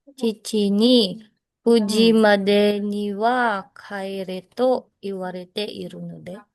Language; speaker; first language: Japanese; non-native, learner; Filipino